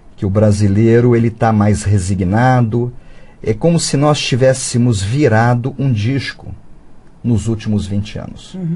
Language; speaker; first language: Portuguese; early bilingual, other home language; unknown